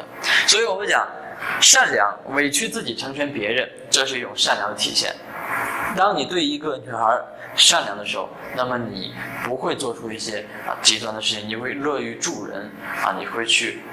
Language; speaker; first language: Chinese; native; Chinese